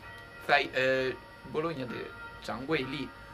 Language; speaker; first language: Chinese; non-native, fluent; Italian